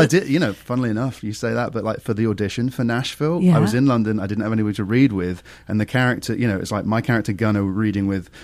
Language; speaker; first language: English; native; English